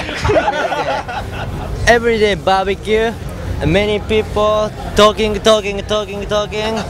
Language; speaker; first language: English; non-native, learner; Japanese